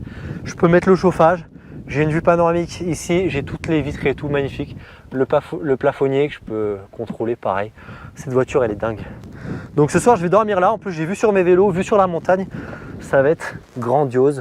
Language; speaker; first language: French; native; French